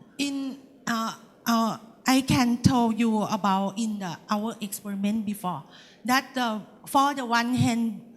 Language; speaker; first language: English; non-native, learner; Thai